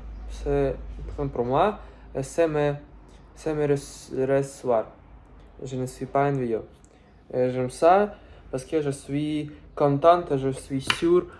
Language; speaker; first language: French; non-native, learner; Russian